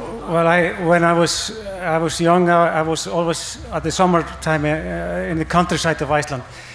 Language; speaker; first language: English; non-native, fluent; Icelandic